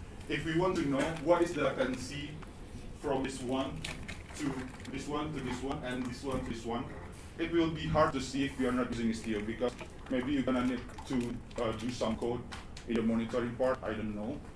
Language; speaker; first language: English; non-native, fluent; Indonesian